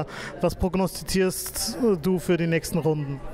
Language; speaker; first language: German; native; German